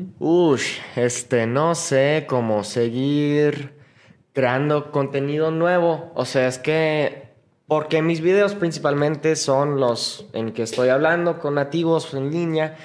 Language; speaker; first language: Spanish; non-native, fluent; English